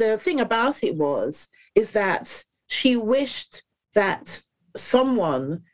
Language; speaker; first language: English; native; English